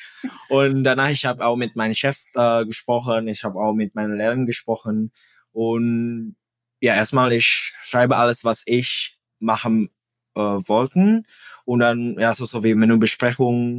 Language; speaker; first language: German; non-native, fluent; Indonesian